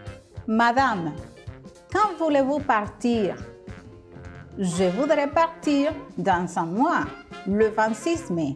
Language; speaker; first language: French; non-native, fluent; Spanish